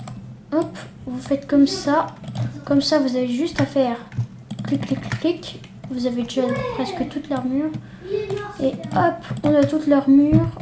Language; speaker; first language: French; native; French